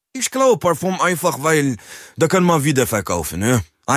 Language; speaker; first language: German; non-native, learner; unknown